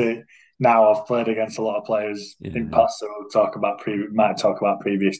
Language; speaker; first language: English; native; English